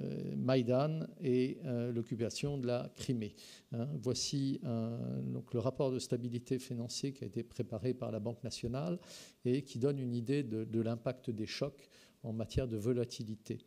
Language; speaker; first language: French; native; French